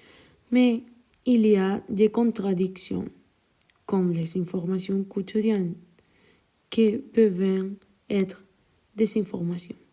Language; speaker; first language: French; non-native, learner; Spanish